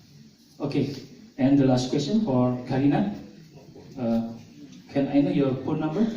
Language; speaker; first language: English; non-native, learner; Indonesian